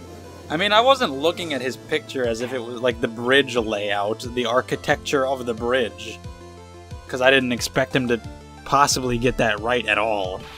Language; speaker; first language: English; native; English